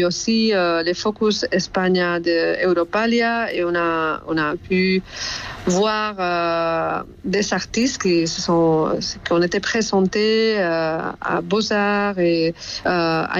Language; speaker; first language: French; non-native, fluent; Spanish